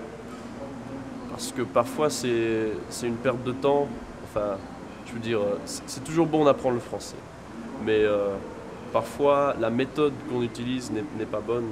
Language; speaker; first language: French; non-native, fluent; English